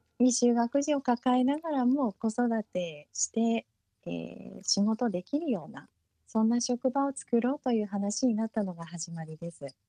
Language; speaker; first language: Japanese; early bilingual, heritage; Japanese